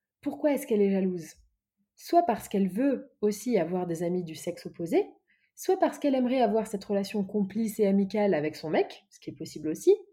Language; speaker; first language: French; native; French